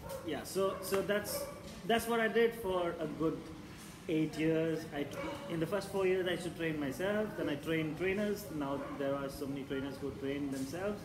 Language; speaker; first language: English; non-native, local second language; Konkani